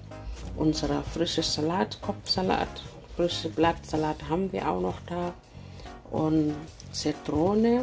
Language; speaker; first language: German; non-native, learner; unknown